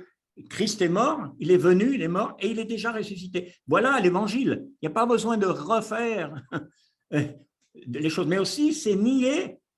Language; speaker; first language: French; native; French